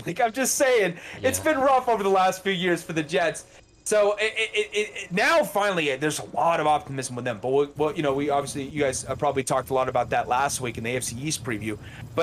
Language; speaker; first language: English; native; English